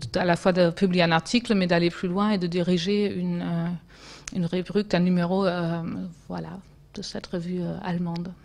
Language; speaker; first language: French; non-native, fluent; German